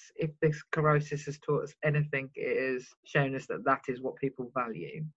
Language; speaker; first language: English; native; English